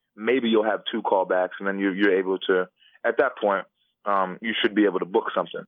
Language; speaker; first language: English; native; English